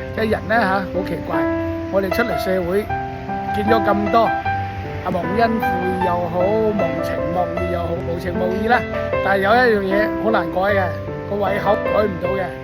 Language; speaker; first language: Cantonese; non-native, local second language; Hakka Chinese